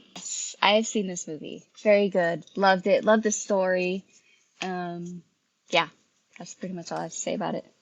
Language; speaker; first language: English; native; English